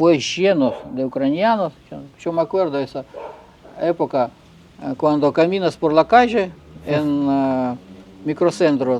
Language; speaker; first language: Spanish; non-native, fluent; Russian